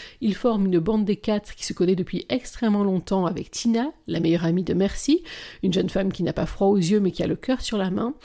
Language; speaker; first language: French; native; French